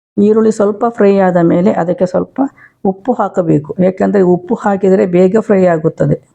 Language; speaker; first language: Kannada; non-native, local second language; Konkani